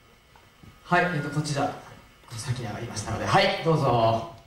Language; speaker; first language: Japanese; native; Japanese